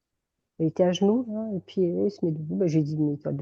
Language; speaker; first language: French; native; French